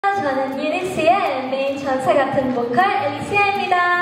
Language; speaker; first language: Korean; non-native, learner; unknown